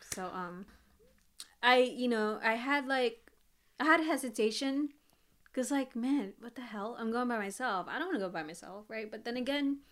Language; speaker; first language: English; early bilingual, other home language; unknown